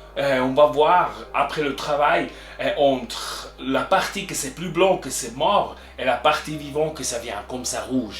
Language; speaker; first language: French; non-native, learner; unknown